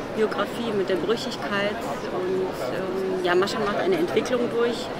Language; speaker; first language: German; early bilingual, other home language; Russian